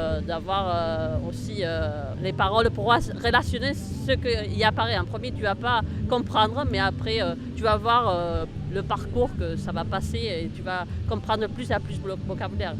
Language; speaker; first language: French; early bilingual, heritage; Spanish